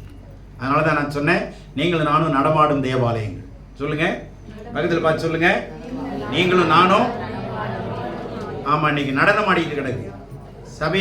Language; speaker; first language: Tamil; native; Tamil